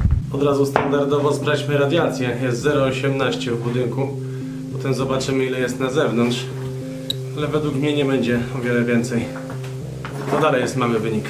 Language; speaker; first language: Polish; native; Polish